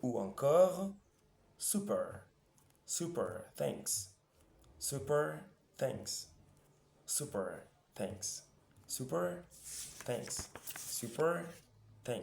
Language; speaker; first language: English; non-native, fluent; French